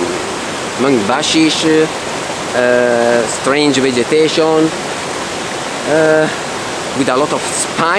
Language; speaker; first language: English; non-native, fluent; Italian